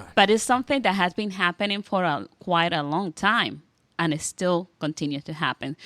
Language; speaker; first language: English; non-native, fluent; Spanish